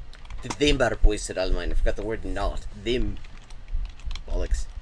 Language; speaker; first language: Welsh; non-native, learner; English